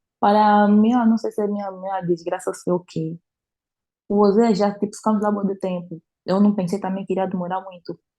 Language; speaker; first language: Portuguese; native; Portuguese